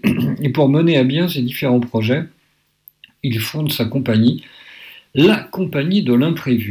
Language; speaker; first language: French; native; French